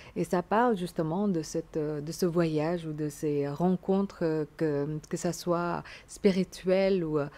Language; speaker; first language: French; non-native, fluent; Indonesian